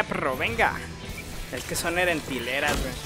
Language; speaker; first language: Spanish; native; Spanish